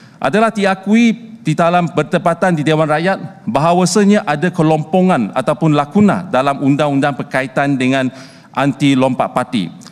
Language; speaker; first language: Malay; non-native, local second language; Chinese